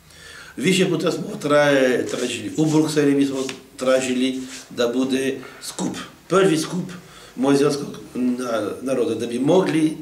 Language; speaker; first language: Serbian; non-native, fluent; French